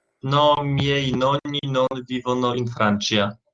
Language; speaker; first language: Italian; non-native, learner; Polish